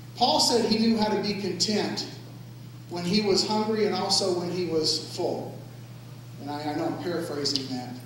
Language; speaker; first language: English; native; English